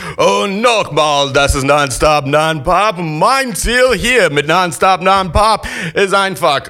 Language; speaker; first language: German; non-native, learner; English